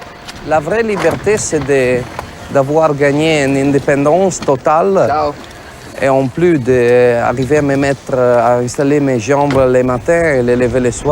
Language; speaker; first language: French; non-native, fluent; Italian